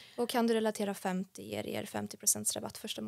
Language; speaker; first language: Swedish; native; Swedish